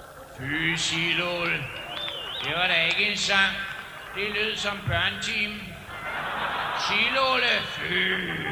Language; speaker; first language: Danish; native; Danish